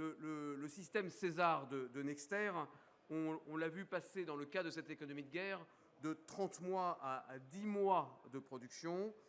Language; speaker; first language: French; native; French